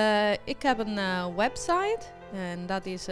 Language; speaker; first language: Dutch; early bilingual, heritage; Italian